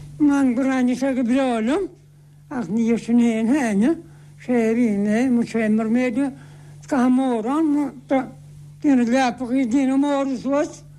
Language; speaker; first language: Irish; native; Irish